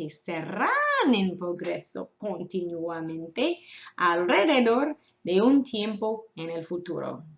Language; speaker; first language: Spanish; non-native, fluent; English